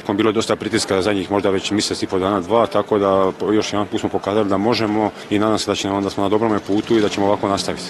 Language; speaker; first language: Croatian; early bilingual, heritage; Croatian